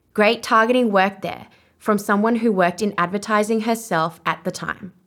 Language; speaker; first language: English; non-native, local second language; Vietnamese